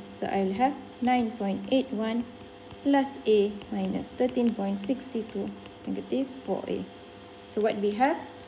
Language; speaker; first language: English; non-native, local second language; Malay